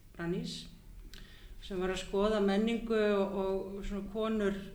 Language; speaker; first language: Icelandic; native; Icelandic